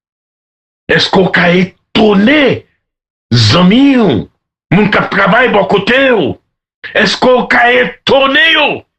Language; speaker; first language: French; non-native, local second language; Haitian Creole